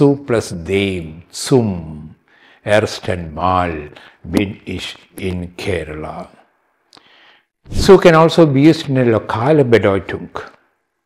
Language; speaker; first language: German; non-native, fluent; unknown